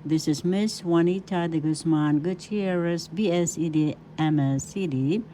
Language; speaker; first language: English; non-native, local second language; Filipino